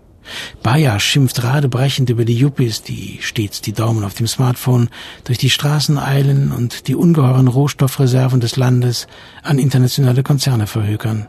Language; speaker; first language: German; native; German